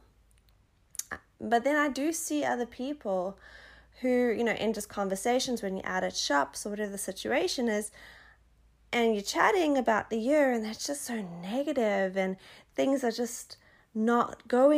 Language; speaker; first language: English; native; English